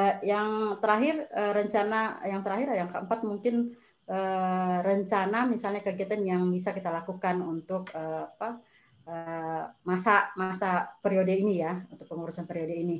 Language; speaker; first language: Indonesian; native; Indonesian